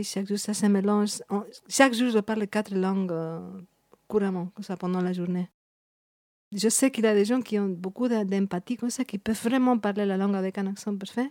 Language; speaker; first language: French; non-native, fluent; Spanish